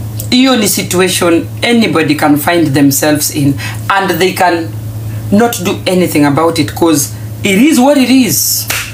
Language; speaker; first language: English; non-native, local second language; Luo (Kenya and Tanzania)